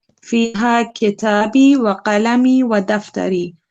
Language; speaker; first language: Arabic; non-native, learner; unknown